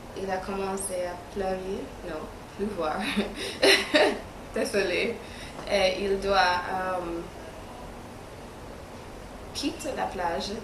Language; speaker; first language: French; non-native, learner; English